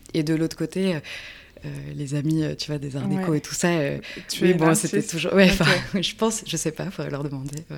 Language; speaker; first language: French; native; French